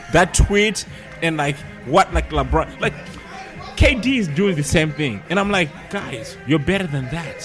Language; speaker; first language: English; non-native, local second language; Shona